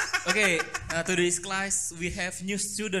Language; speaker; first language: English; non-native, learner; Indonesian